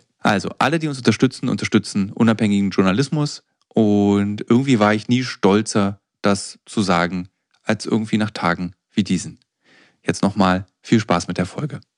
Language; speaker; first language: German; native; German